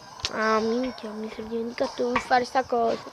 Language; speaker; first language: Italian; native; Italian